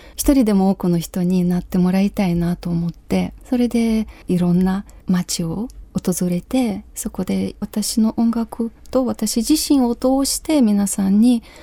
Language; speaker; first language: Japanese; non-native, fluent; Ukrainian